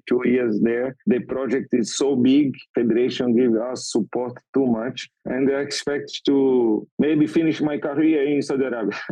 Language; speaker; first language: English; non-native, learner; Portuguese